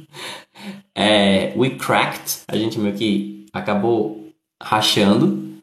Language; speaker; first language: Portuguese; native; Portuguese